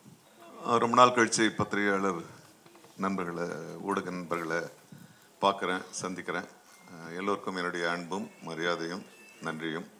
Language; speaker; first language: Tamil; native; Tamil